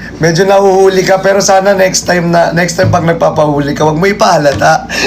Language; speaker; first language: Filipino; non-native, local second language; Cebuano